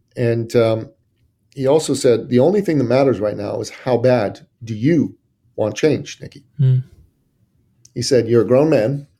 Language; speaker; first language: English; early bilingual, other home language; Persian